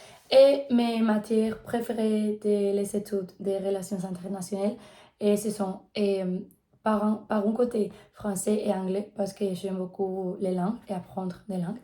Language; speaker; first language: French; non-native, learner; Spanish